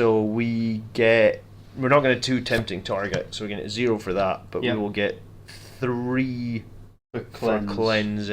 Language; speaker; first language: English; native; English